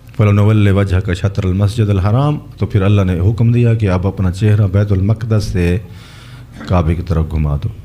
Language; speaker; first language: Urdu; non-native, local second language; Saraiki